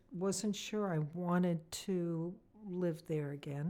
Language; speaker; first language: English; native; English